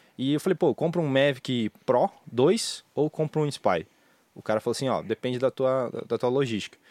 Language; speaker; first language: Portuguese; native; Portuguese